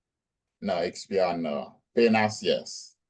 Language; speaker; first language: English; non-native, local second language; Haitian Creole